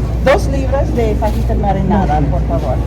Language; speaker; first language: Spanish; non-native, learner; English